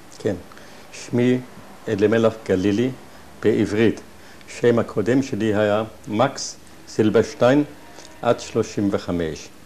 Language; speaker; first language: Hebrew; non-native, fluent; German